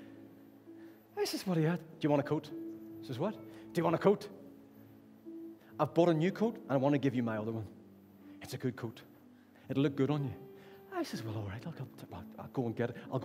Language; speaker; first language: English; native; English